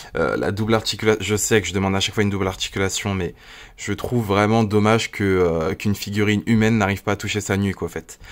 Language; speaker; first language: French; native; French